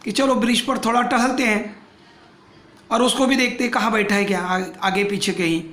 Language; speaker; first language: Hindi; non-native, local second language; Marathi